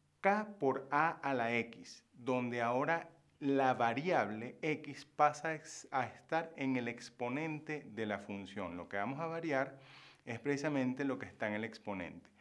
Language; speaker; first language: Spanish; native; Spanish